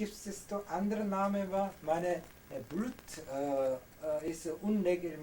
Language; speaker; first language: German; non-native, learner; Korean